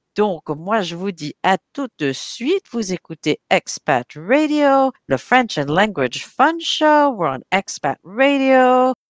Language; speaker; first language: French; native; French